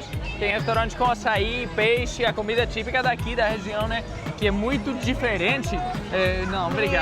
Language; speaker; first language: Portuguese; non-native, fluent; Greek